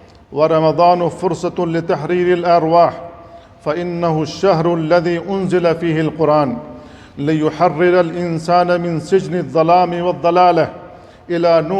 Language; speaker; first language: Arabic; non-native, fluent; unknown